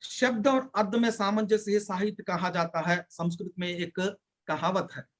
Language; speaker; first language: Hindi; non-native, local second language; Telugu